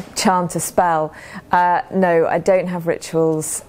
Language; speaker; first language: English; native; English